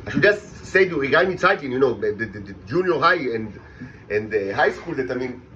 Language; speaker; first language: English; non-native, fluent; Hebrew